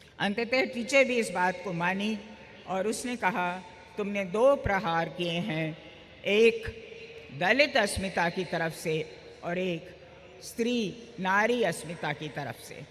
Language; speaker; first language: Hindi; native; Hindi